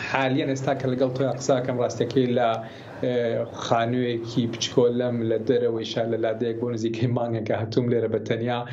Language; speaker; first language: Central Kurdish; non-native, local second language; Gurani